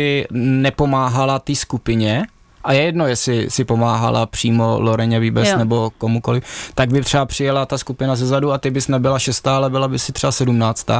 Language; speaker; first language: Czech; native; Czech